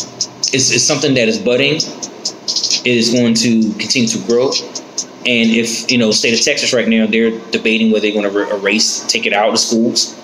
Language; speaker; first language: English; native; English